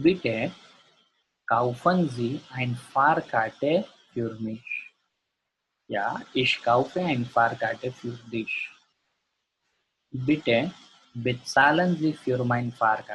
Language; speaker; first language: German; non-native, learner; Gujarati